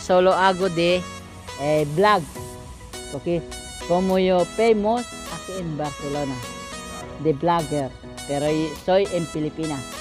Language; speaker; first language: Spanish; non-native, learner; Filipino